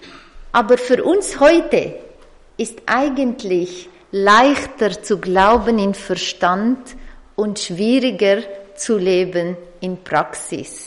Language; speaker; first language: German; non-native, fluent; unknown